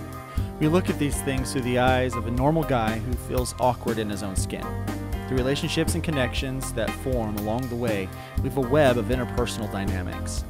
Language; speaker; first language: English; native; English